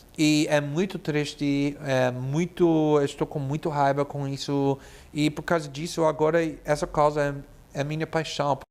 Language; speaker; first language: Portuguese; non-native, fluent; English